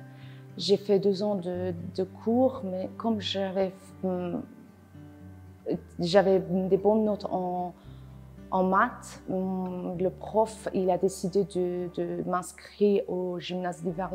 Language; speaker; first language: French; non-native, learner; Persian